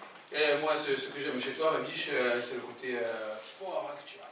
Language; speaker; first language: French; native; French